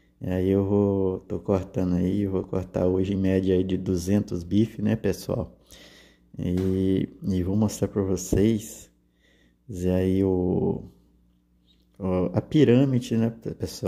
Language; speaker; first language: Portuguese; native; Portuguese